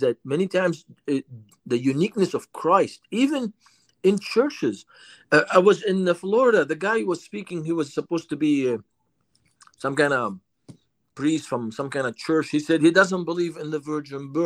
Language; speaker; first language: English; non-native, fluent; Arabic